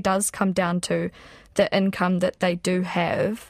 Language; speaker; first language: English; native; English